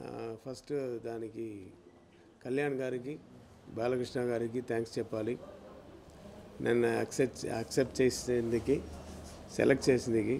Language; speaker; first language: Telugu; non-native, learner; Tamil